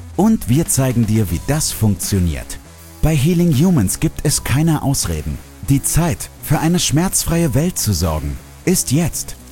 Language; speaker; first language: German; native; German